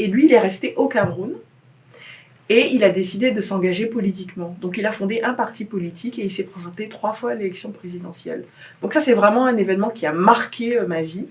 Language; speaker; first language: French; native; French